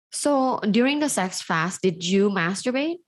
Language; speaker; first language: English; native; English